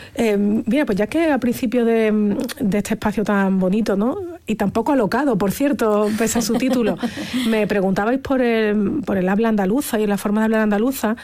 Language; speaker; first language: Spanish; native; Spanish